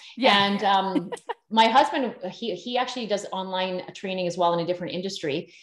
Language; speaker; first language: English; native; English